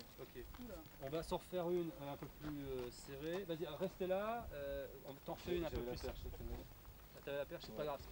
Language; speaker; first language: French; native; French